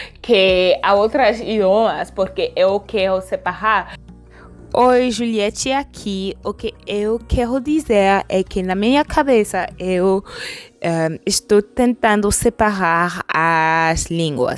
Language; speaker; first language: Portuguese; non-native, learner; French